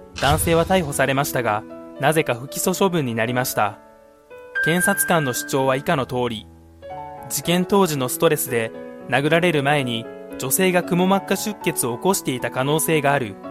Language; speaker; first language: Japanese; native; Japanese